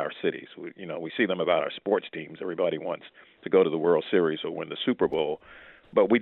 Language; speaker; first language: English; native; English